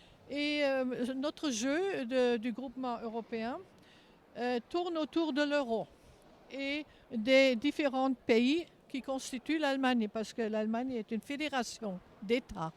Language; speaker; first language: French; non-native, fluent; German